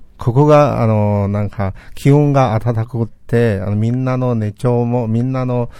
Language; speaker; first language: Japanese; non-native, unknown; Chinese